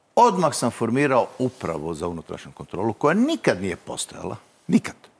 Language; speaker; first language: Croatian; native; Croatian